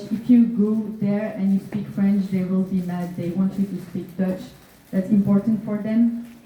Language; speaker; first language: English; non-native, fluent; French